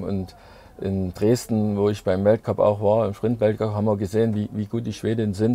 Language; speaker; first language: German; native; German